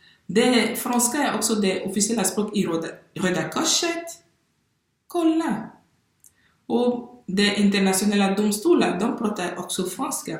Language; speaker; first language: Swedish; non-native, fluent; French